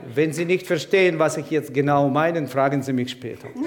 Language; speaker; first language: German; non-native, fluent; Ukrainian